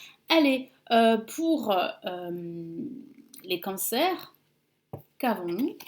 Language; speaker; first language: French; native; French